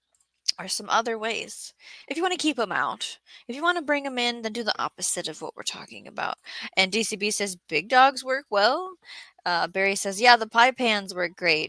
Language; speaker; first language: English; native; English